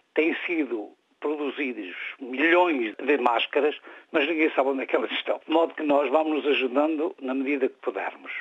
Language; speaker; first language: Portuguese; native; Portuguese